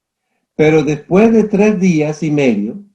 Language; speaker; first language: Spanish; non-native, fluent; English